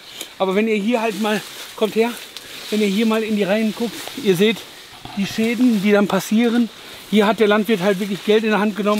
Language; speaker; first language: German; native; German